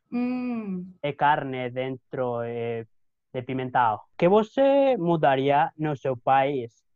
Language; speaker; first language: Portuguese; non-native, learner; Spanish